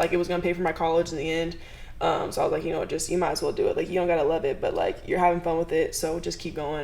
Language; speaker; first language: English; native; English